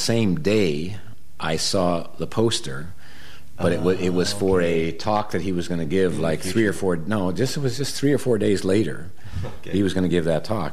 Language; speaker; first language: English; native; English